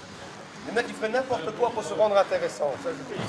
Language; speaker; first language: French; native; French